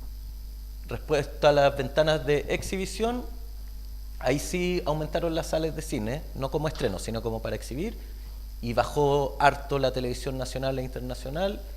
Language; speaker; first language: Spanish; native; Spanish